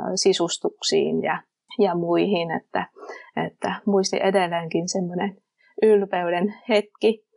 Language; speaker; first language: Finnish; non-native, fluent; Vietnamese